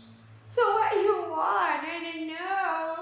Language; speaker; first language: English; non-native, learner; Indonesian